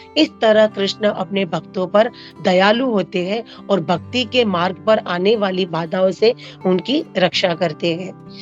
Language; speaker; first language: Hindi; non-native, local second language; Marathi